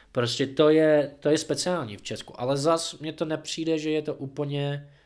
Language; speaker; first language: Czech; non-native, fluent; English